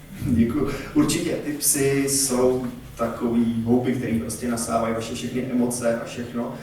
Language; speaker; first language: Czech; native; Czech